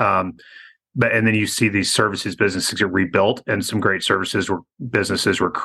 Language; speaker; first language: English; native; English